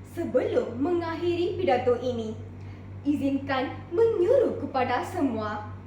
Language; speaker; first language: Malay; non-native, local second language; Tamil